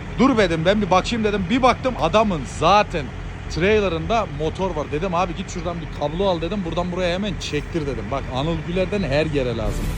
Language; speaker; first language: Turkish; native; Turkish